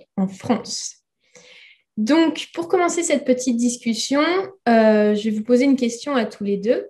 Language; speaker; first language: French; native; French